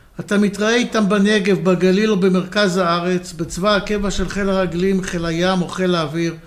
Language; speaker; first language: Hebrew; native; Hebrew